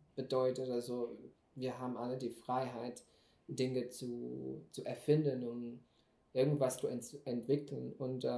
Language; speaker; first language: German; non-native, fluent; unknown